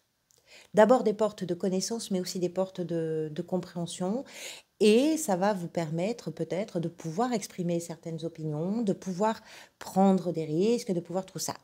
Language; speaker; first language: French; native; French